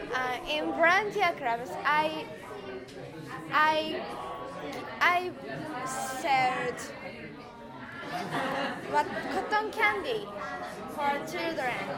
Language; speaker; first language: English; non-native, learner; Japanese